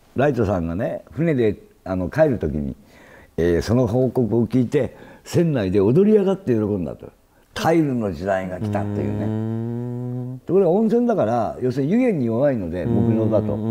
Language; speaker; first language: Japanese; native; Japanese